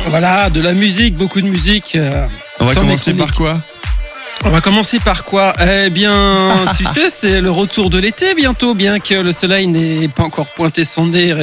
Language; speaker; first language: French; native; French